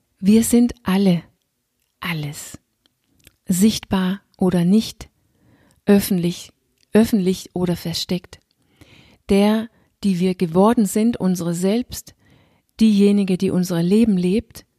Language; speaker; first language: German; non-native, fluent; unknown